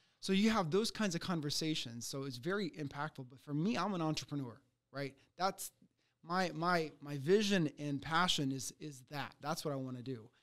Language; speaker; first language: English; early bilingual, other home language; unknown